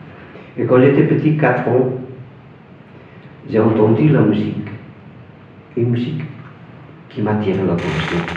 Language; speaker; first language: French; non-native, fluent; Spanish